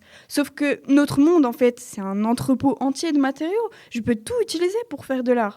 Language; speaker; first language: French; native; French